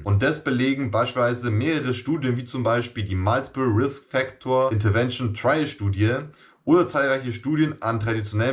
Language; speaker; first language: German; native; German